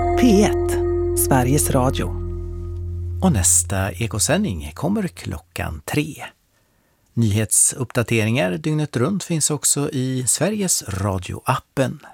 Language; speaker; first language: Swedish; native; Swedish